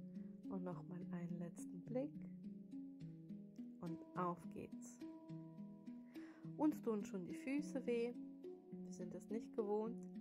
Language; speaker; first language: German; native; German